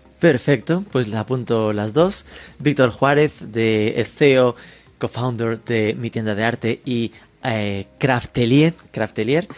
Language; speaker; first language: Spanish; native; Spanish